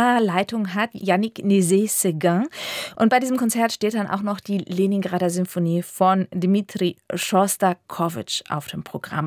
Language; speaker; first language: German; native; German